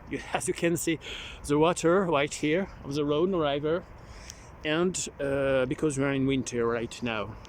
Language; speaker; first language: English; non-native, learner; French